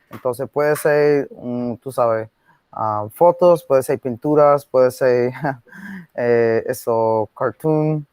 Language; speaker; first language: Spanish; non-native, learner; English